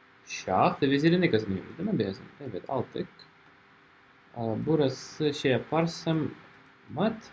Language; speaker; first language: Turkish; non-native, fluent; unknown